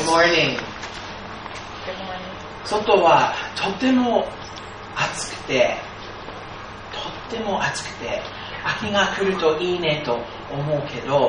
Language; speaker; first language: Japanese; non-native, fluent; English